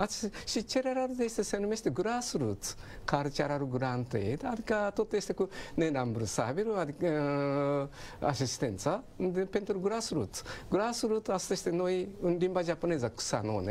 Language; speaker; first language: Romanian; non-native, learner; Japanese